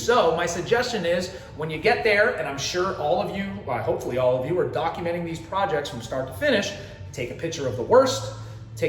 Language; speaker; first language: English; native; English